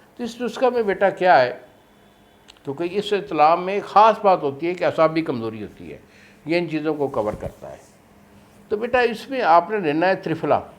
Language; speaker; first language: Urdu; non-native, local second language; Punjabi